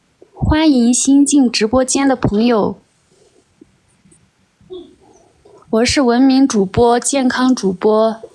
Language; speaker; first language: Chinese; non-native, local second language; Tibetan